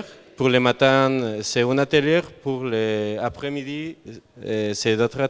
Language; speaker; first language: French; non-native, learner; Spanish